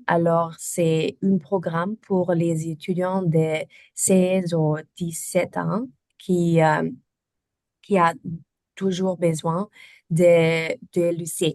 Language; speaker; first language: French; non-native, learner; German